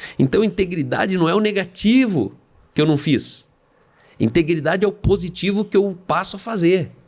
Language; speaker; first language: Portuguese; native; Portuguese